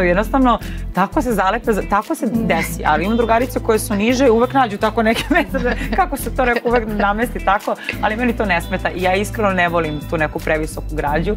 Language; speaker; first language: Serbian; native; Serbian